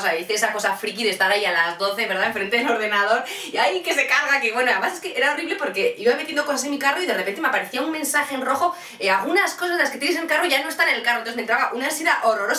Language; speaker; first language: Spanish; native; Spanish